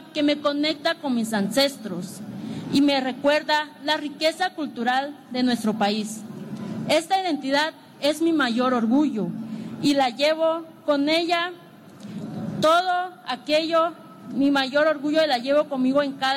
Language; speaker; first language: Spanish; non-native, local second language; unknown